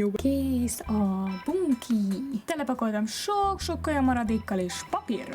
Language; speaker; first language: Hungarian; native; Hungarian